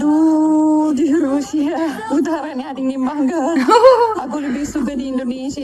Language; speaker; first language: Indonesian; non-native, learner; Russian